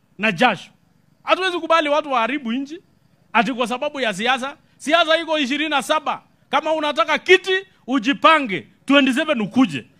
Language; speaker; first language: Swahili; non-native, local second language; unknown